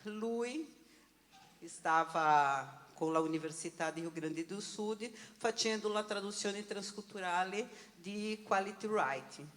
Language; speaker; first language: Italian; non-native, learner; Portuguese